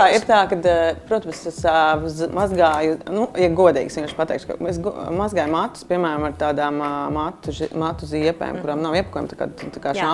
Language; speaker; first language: Latvian; native; Latvian